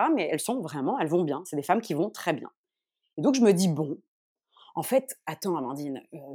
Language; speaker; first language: French; native; French